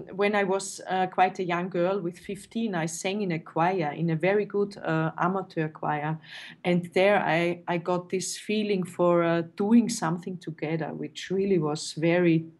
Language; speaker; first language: English; non-native, fluent; German